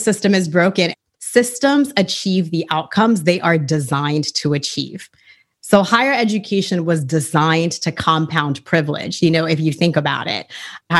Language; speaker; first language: English; early bilingual, other home language; Haitian Creole